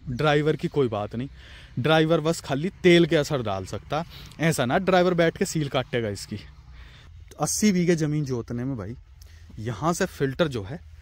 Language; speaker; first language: Hindi; native; Hindi